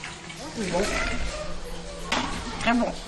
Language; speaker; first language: French; non-native, local second language; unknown